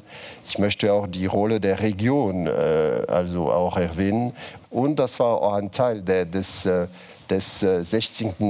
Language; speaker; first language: German; non-native, fluent; French